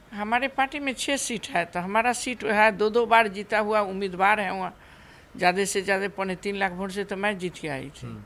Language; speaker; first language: Hindi; native; Hindi